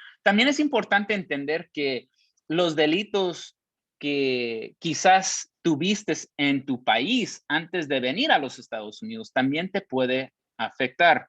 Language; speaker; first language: Spanish; early bilingual, heritage; Spanish